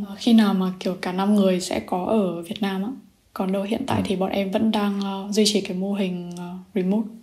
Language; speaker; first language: Vietnamese; native; Vietnamese